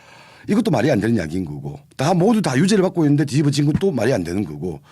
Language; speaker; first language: Korean; native; Korean